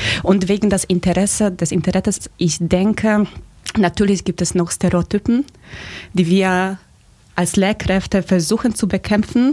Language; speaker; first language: German; early bilingual, other home language; Polish